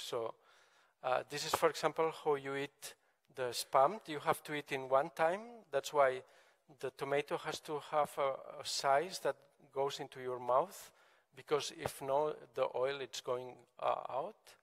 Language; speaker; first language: English; non-native, fluent; Catalan